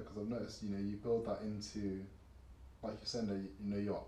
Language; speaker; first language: English; native; English